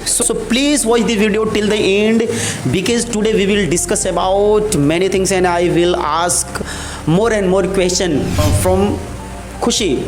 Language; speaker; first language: English; non-native, local second language; Hindi